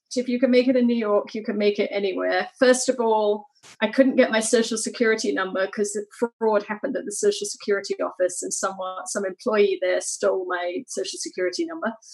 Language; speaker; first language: English; native; English